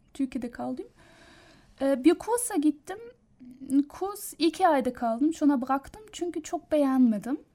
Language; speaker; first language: Turkish; non-native, learner; German